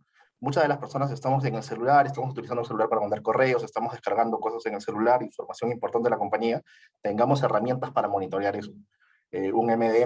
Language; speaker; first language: Spanish; native; Spanish